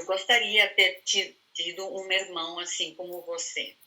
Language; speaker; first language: Portuguese; non-native, fluent; Spanish